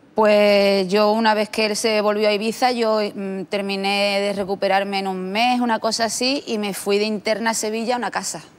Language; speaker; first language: Spanish; native; Spanish